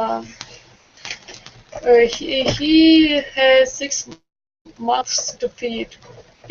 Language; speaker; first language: English; non-native, learner; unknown